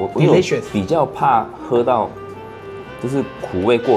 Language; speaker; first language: Chinese; native; Chinese